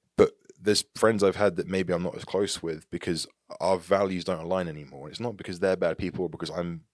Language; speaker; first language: English; native; English